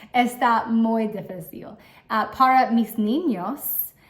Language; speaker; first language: Spanish; non-native, learner; English